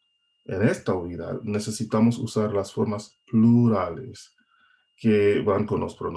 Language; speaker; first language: Spanish; non-native, fluent; English